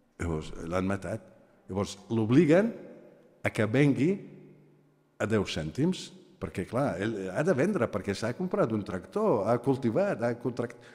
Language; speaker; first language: Catalan; non-native, fluent; Aramaic